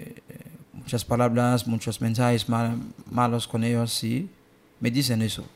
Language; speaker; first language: Spanish; non-native, learner; Haitian Creole